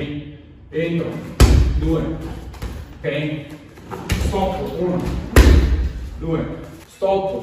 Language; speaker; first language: Italian; native; Italian